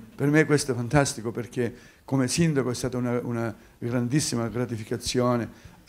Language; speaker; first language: Italian; native; Italian